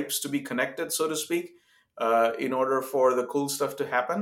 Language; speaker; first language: English; non-native, local second language; Gujarati